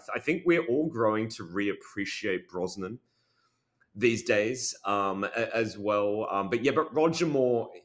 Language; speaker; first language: English; native; English